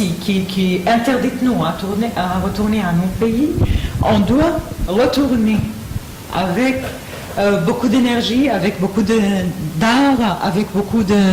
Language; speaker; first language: French; non-native, learner; Arabic